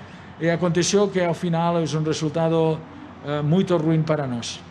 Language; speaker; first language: Portuguese; non-native, learner; Spanish